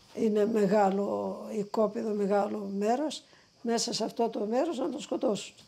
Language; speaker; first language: Greek; native; Greek